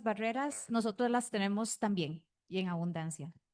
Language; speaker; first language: Spanish; native; Spanish